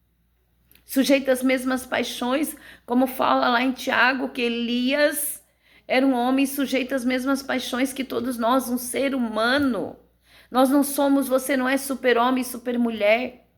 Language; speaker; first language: Portuguese; native; Portuguese